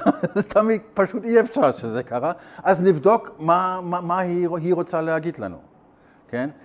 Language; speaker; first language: Hebrew; non-native, learner; German